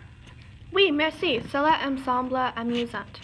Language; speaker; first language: French; non-native, learner; English